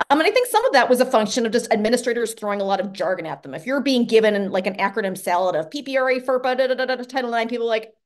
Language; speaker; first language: English; native; English